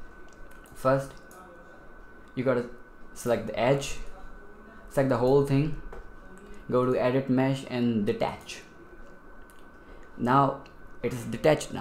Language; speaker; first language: English; non-native, fluent; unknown